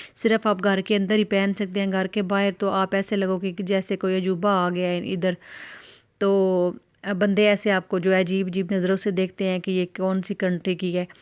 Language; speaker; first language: Urdu; non-native, local second language; Punjabi